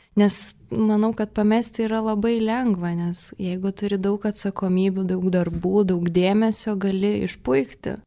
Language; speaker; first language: Lithuanian; early bilingual, heritage; Russian